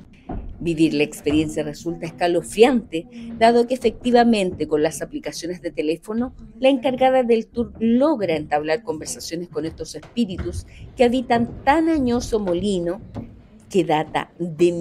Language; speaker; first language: Spanish; native; Spanish